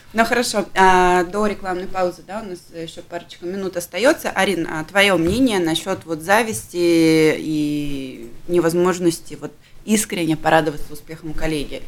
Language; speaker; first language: Russian; native; Russian